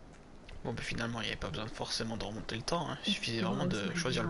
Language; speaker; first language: French; native; French